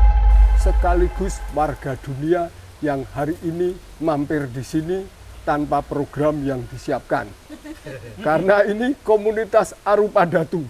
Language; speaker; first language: Indonesian; non-native, local second language; Javanese